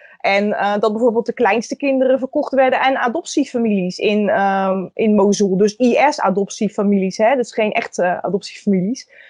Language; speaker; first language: Dutch; native; Dutch